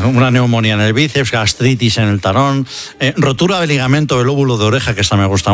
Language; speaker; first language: Spanish; native; Spanish